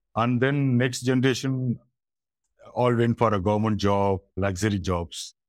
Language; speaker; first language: English; non-native, local second language; Tamil